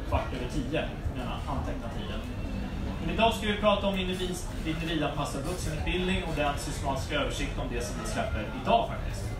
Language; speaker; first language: Swedish; native; Swedish